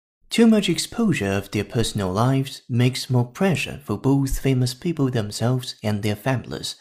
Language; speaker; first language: English; non-native, fluent; Chinese